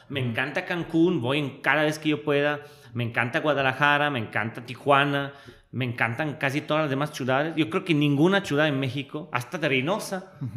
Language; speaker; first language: Spanish; non-native, fluent; Italian